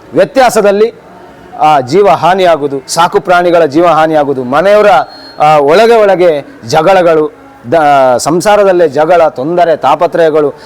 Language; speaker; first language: Kannada; native; Kannada